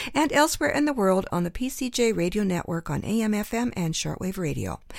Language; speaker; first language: English; native; English